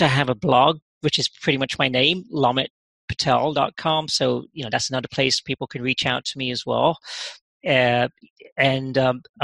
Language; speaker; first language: English; native; English